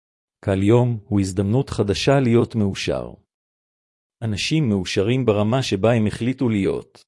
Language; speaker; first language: Hebrew; native; Hebrew